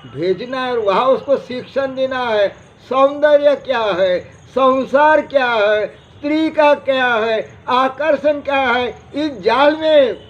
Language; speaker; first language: Hindi; non-native, local second language; Marathi